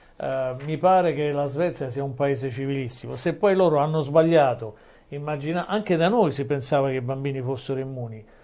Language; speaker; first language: Italian; native; Italian